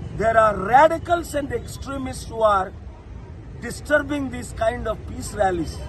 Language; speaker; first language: English; non-native, local second language; Telugu